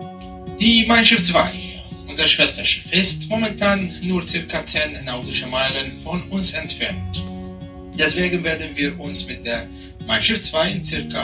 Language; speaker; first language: German; non-native, fluent; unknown